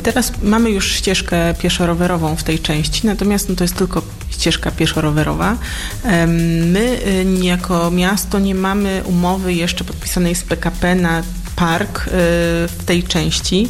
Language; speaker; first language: Polish; native; Polish